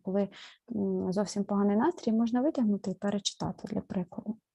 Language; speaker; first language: Ukrainian; native; Ukrainian